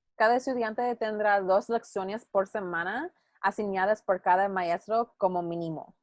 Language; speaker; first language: Spanish; non-native, learner; English